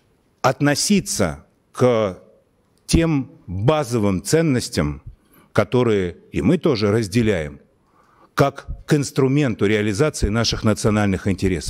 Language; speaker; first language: Russian; native; Russian